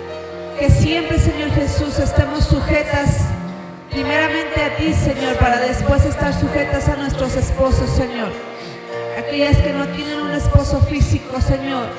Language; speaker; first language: Spanish; native; Spanish